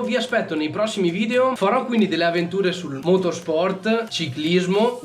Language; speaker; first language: Italian; native; Italian